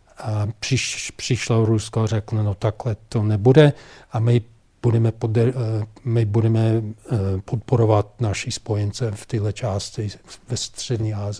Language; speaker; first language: Czech; non-native, fluent; English